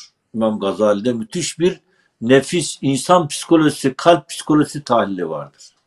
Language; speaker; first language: Turkish; native; Turkish